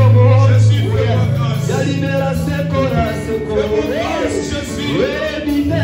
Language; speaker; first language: French; non-native, local second language; Lingala